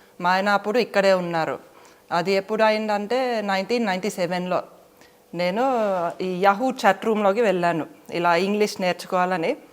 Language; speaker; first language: Telugu; non-native, fluent; Finnish